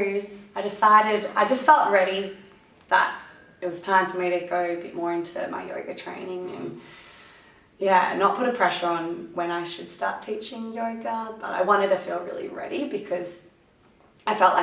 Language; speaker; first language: English; native; English